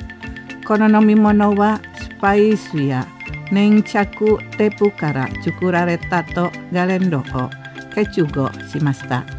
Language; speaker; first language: Japanese; non-native, fluent; Indonesian